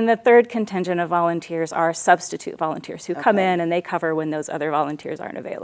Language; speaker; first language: English; native; English